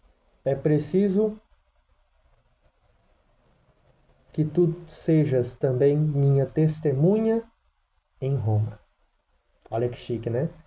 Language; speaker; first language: Portuguese; native; Portuguese